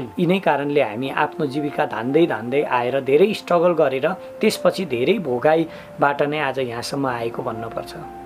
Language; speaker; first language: Nepali; native; Nepali